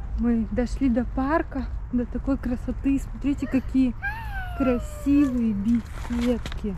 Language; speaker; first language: Russian; native; Russian